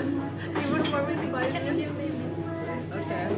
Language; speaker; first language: English; non-native, learner; Indonesian